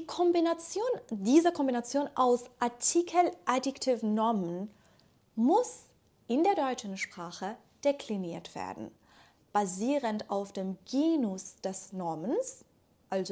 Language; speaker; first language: German; native; German